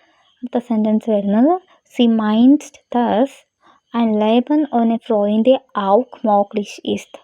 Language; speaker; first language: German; non-native, learner; Malayalam